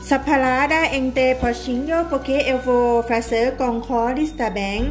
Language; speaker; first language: Portuguese; non-native, learner; Thai